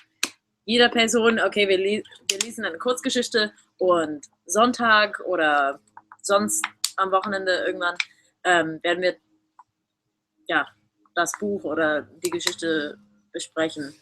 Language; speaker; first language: German; non-native, fluent; English